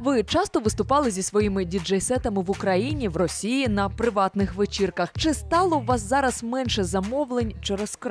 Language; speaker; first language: Ukrainian; native; Ukrainian